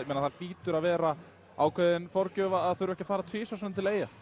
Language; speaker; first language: Icelandic; native; Icelandic